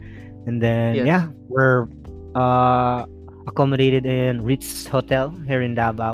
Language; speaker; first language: English; non-native, local second language; Filipino